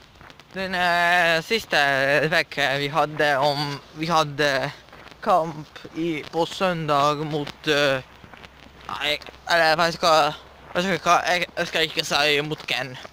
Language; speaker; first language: Norwegian; non-native, learner; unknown